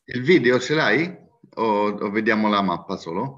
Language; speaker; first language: Italian; native; Italian